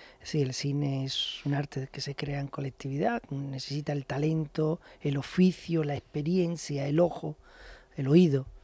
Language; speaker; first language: Spanish; native; Spanish